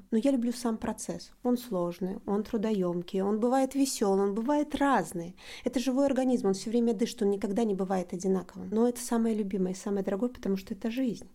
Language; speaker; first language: Russian; native; Russian